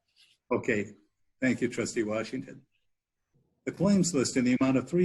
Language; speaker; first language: English; native; English